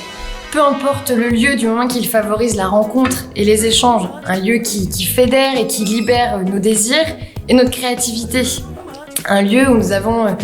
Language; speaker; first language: French; native; French